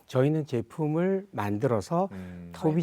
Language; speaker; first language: Korean; native; Korean